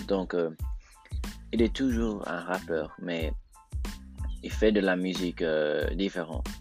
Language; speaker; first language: French; non-native, learner; English